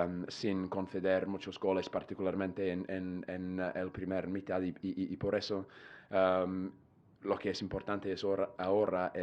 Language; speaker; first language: Spanish; non-native, fluent; English